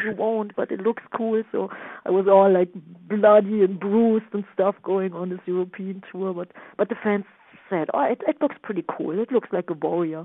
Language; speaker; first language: English; non-native, fluent; German